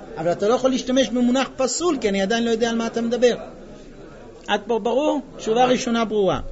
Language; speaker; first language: Hebrew; non-native, fluent; English